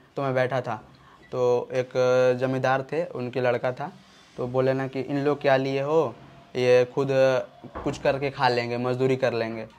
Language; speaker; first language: Hindi; native; Hindi